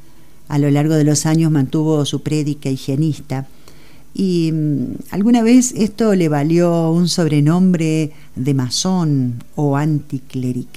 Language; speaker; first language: Spanish; native; Spanish